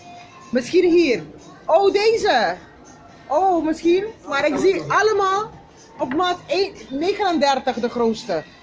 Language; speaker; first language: Dutch; non-native, fluent; Spanish